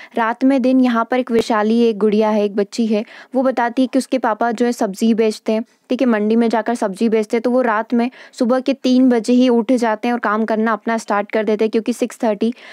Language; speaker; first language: Hindi; native; Hindi